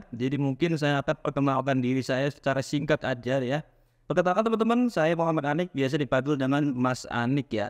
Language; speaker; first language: Indonesian; native; Indonesian